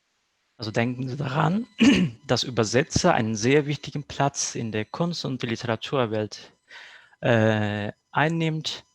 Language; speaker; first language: German; non-native, fluent; Kurdish